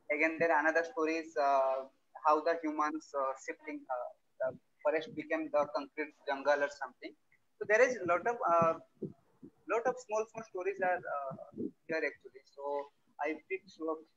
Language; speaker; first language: English; non-native, local second language; Odia